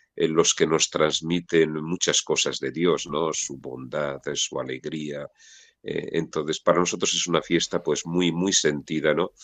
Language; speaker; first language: Spanish; native; Spanish